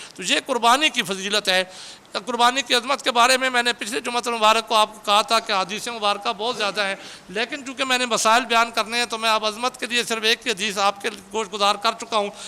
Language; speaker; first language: Urdu; non-native, local second language; Punjabi